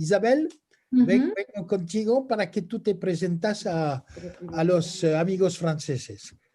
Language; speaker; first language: Spanish; non-native, fluent; French